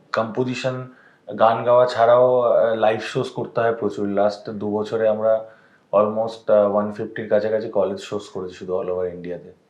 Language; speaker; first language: Bangla; native; Bangla